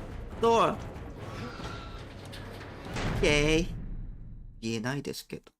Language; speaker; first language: Japanese; non-native, learner; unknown